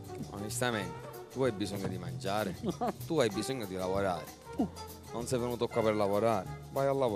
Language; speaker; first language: Italian; native; Italian